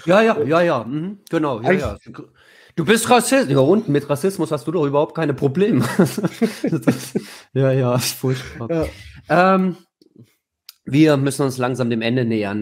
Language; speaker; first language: German; native; German